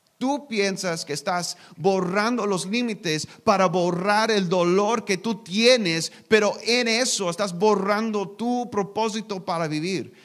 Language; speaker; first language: Spanish; non-native, learner; English